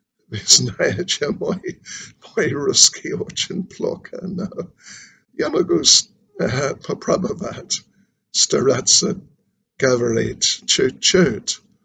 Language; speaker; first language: Russian; non-native, learner; English